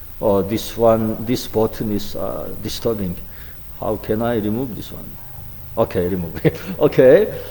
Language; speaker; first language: English; non-native, fluent; Korean